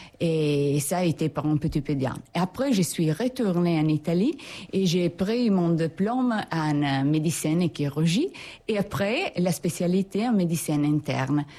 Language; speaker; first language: French; non-native, fluent; Italian